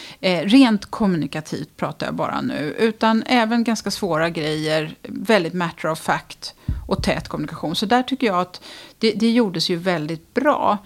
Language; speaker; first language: Swedish; native; Swedish